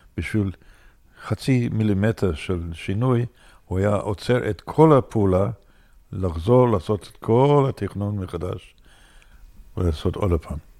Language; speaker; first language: Hebrew; non-native, fluent; English